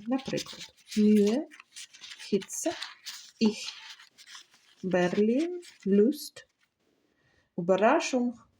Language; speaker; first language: Ukrainian; native; Ukrainian